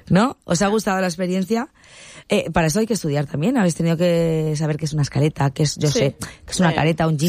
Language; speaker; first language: Spanish; native; Spanish